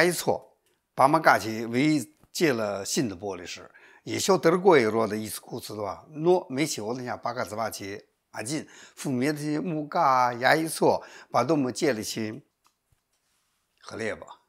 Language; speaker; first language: Russian; non-native, learner; Chinese